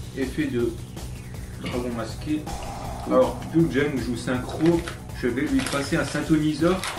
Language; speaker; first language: French; native; French